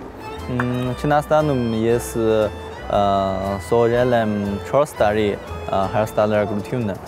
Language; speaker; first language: Armenian; non-native, learner; Chinese